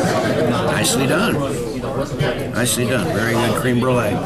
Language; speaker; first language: English; native; English